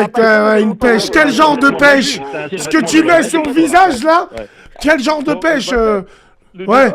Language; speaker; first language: French; early bilingual, other home language; Arabic